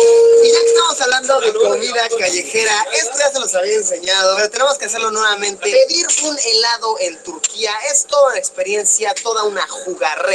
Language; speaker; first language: Spanish; native; Spanish